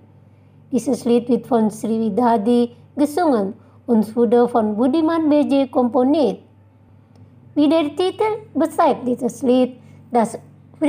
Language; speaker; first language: German; non-native, fluent; Indonesian